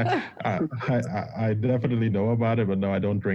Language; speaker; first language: English; non-native, fluent; Papiamento